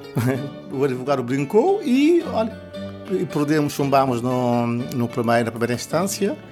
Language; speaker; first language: Portuguese; non-native, local second language; Kabuverdianu